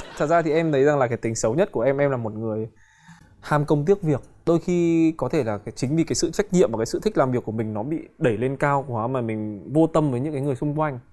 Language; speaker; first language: Vietnamese; native; Vietnamese